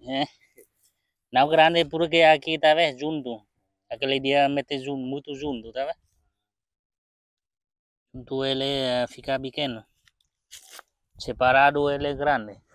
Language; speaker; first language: Portuguese; non-native, learner; Vietnamese